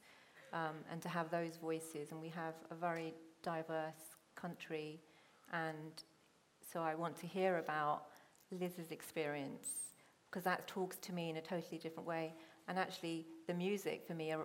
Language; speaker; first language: English; non-native, local second language; Punjabi